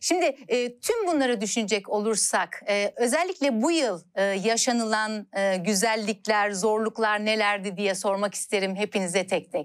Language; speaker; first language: Turkish; native; Turkish